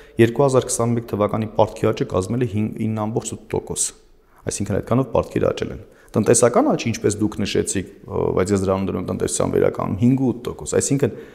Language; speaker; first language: Armenian; native; Armenian